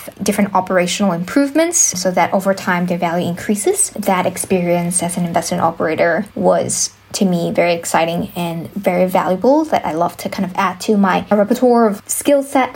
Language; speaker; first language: English; non-native, local second language; Chinese